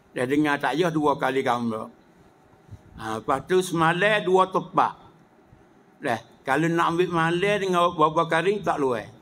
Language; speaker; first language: Malay; native; Malay